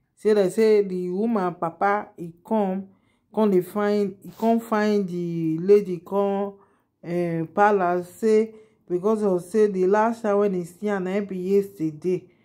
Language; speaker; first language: Nigerian Pidgin; non-native, local second language; Yoruba